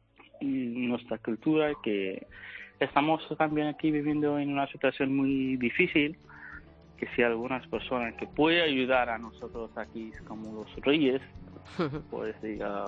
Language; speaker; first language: Spanish; non-native, learner; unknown